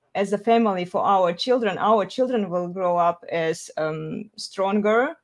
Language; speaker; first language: English; non-native, fluent; Russian